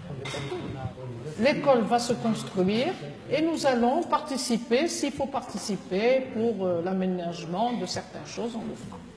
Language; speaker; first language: French; native; French